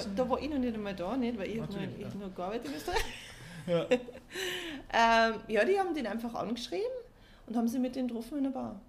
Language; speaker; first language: German; native; German